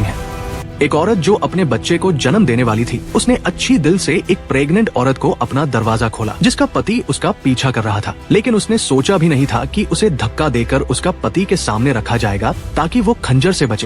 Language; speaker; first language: Hindi; native; Hindi